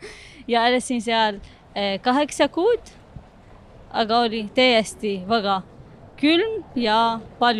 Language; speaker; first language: Estonian; non-native, learner; Arabic